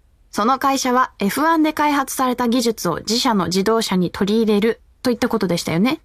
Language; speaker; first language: Japanese; native; Japanese